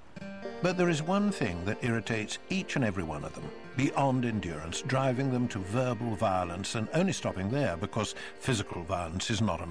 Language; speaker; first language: English; native; English